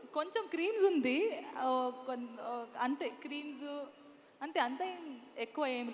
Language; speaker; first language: Telugu; non-native, learner; Kannada